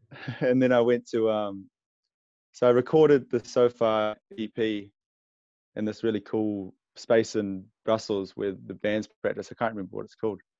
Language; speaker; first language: English; native; English